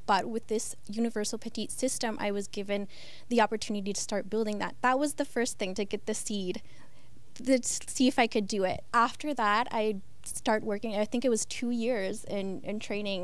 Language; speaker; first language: English; non-native, local second language; Spanish